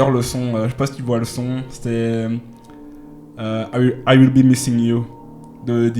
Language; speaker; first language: French; native; French